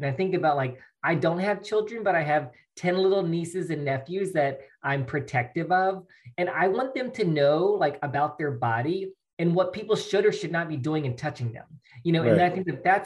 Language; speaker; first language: English; native; English